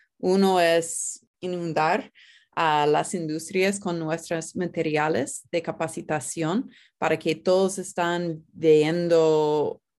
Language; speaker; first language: Spanish; non-native, fluent; English